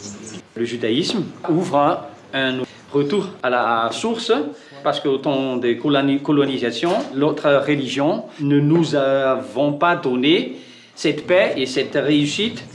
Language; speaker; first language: French; non-native, local second language; Malagasy